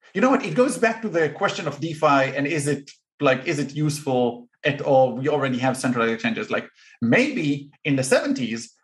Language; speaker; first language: English; non-native, fluent; Hebrew